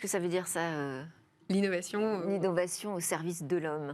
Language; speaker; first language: French; native; French